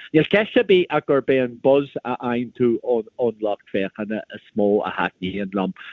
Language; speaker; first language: Irish; native; Irish